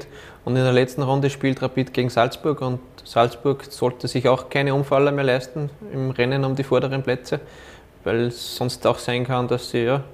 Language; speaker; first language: German; native; German